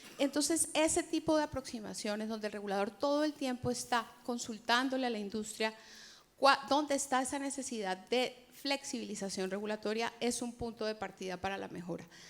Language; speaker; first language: Spanish; native; Spanish